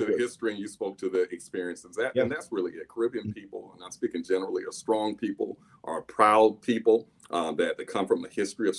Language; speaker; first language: English; native; English